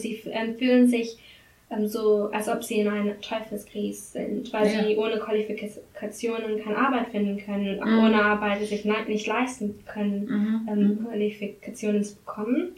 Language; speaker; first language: German; non-native, learner; English